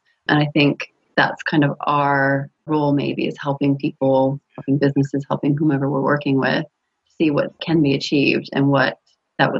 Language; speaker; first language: English; native; English